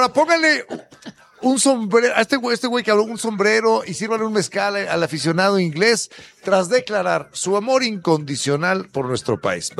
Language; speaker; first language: Spanish; native; Spanish